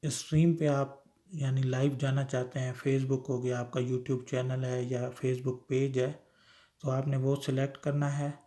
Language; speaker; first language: Urdu; non-native, local second language; Sindhi